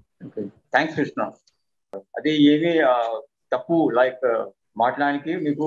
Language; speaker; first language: Telugu; non-native, local second language; Hindi